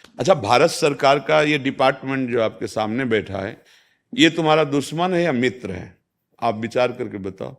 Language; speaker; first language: Hindi; native; Hindi